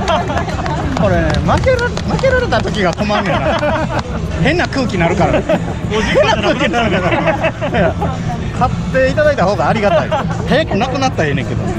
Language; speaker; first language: Japanese; native; Japanese